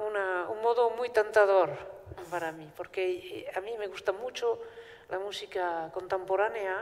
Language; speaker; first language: Spanish; non-native, fluent; Basque